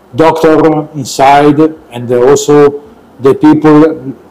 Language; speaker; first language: English; non-native, learner; Italian